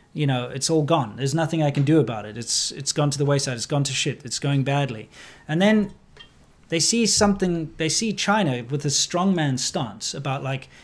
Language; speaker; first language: English; native; English